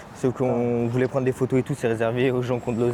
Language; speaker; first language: French; native; French